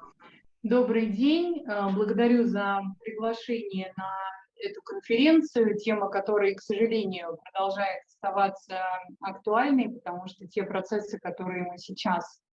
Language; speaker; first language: Russian; native; Russian